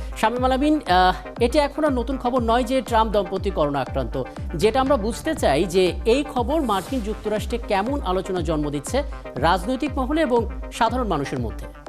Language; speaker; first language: Bangla; native; Bangla